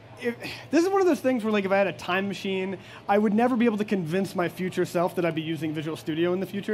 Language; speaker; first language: English; native; English